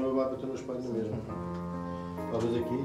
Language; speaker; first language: Portuguese; native; Portuguese